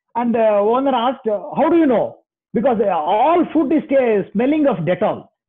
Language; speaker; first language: English; non-native, local second language; Kannada